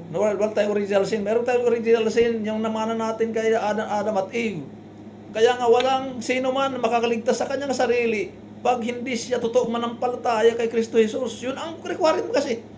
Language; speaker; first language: Filipino; non-native, local second language; Waray